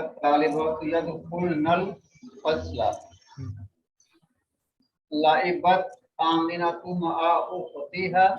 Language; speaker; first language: Arabic; non-native, learner; Urdu